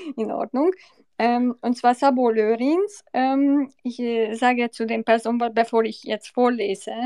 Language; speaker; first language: German; non-native, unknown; Hungarian